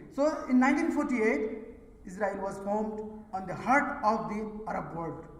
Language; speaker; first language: English; non-native, local second language; Urdu